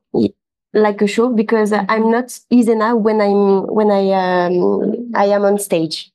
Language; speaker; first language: English; non-native, local second language; French